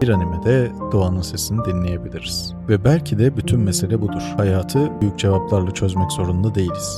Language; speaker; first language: Turkish; native; Turkish